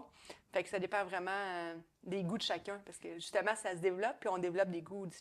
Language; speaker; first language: French; native; French